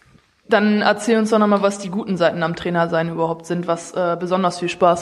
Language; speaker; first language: German; native; German